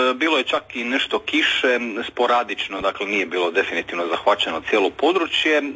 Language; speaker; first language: Croatian; native; Croatian